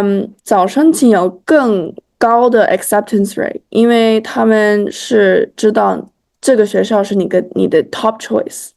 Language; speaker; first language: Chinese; early bilingual, heritage; Chinese